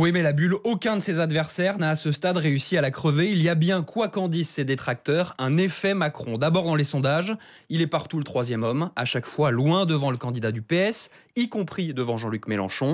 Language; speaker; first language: French; native; French